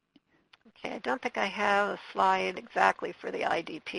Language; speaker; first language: English; native; English